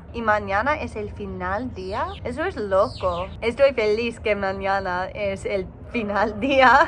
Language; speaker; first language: Spanish; non-native, learner; English